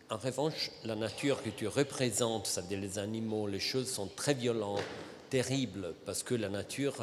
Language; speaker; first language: French; non-native, fluent; Italian